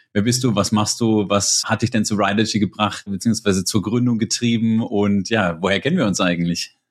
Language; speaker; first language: German; native; German